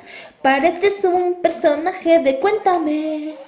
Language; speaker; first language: Spanish; native; Spanish